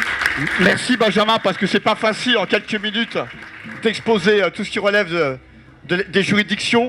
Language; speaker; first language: French; native; French